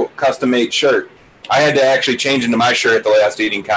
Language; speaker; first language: English; native; English